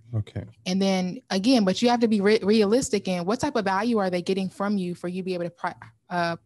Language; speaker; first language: English; native; English